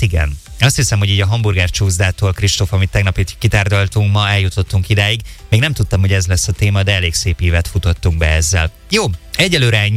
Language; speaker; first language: Hungarian; native; Hungarian